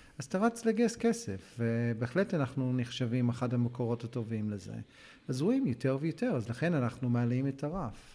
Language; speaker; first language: Hebrew; non-native, fluent; English